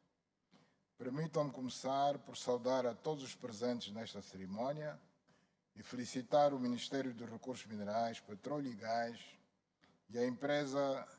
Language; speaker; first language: Portuguese; native; Portuguese